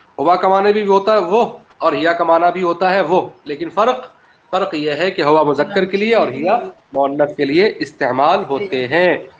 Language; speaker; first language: Urdu; native; Urdu